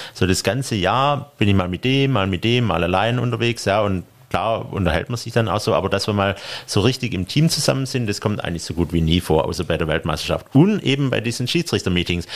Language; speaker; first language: German; native; German